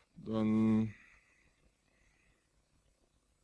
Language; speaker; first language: German; non-native, fluent; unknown